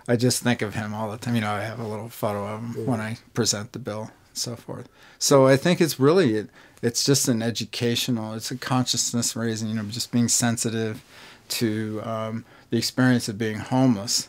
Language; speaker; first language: English; native; English